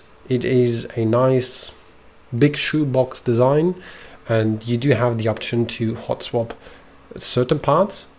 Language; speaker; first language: English; non-native, fluent; German